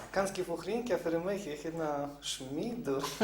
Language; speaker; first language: Icelandic; non-native, learner; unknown